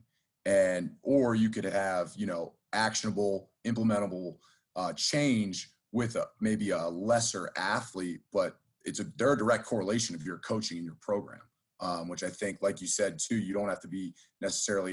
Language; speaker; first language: English; native; English